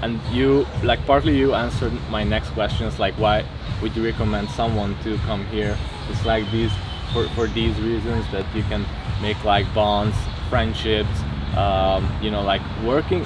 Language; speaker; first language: English; non-native, fluent; Hungarian